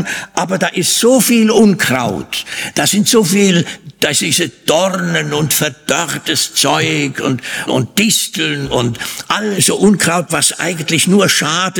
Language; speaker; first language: German; native; German